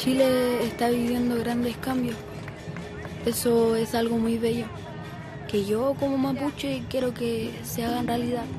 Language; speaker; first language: Spanish; native; Spanish